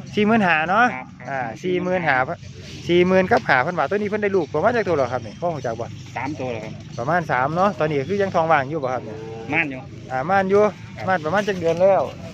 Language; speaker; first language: Thai; native; Thai